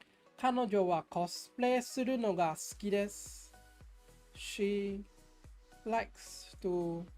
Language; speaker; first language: Japanese; non-native, learner; English